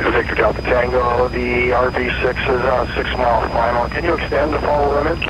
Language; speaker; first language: English; native; English